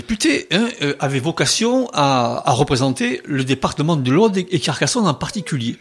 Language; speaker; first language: French; native; French